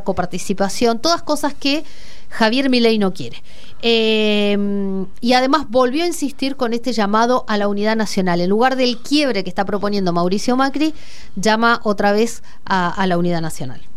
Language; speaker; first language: Spanish; native; Spanish